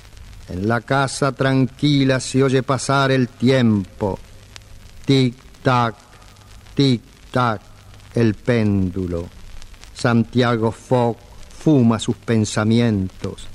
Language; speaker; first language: Spanish; native; Spanish